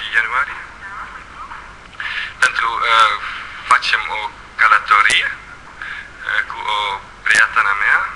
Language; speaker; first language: Romanian; non-native, learner; Dutch